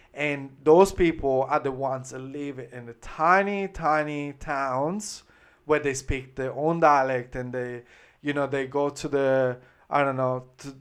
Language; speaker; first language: English; non-native, fluent; Italian